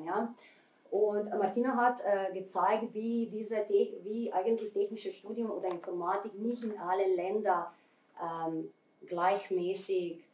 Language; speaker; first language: German; non-native, fluent; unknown